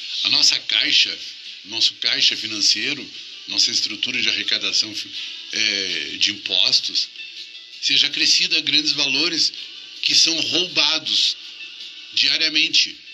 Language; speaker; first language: Portuguese; native; Portuguese